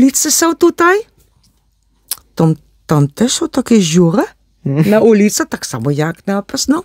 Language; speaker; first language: Polish; non-native, learner; Dutch